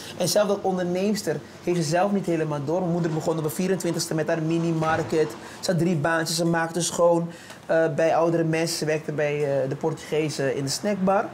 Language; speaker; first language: Dutch; early bilingual, other home language; Papiamento